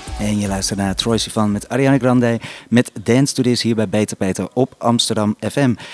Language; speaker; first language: Dutch; native; Dutch